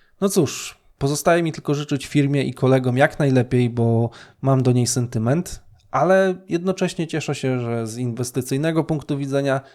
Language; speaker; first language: Polish; native; Polish